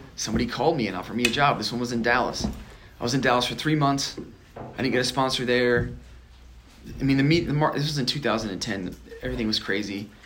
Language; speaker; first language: English; native; English